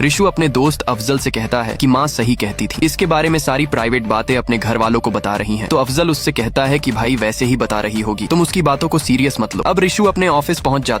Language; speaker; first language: Hindi; native; Hindi